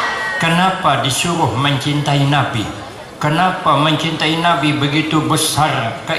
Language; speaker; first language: Indonesian; non-native, local second language; Banjar